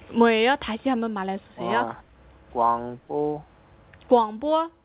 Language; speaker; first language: Korean; non-native, fluent; Chinese